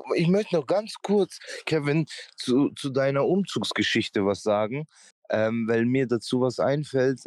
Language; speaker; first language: German; native; German